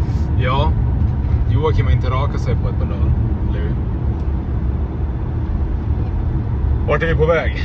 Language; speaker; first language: Swedish; native; Swedish